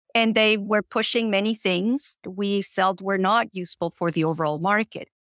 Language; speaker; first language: English; non-native, fluent; Spanish